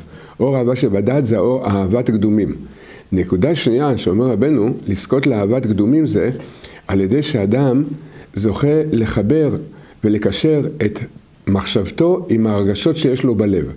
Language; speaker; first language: Hebrew; native; Hebrew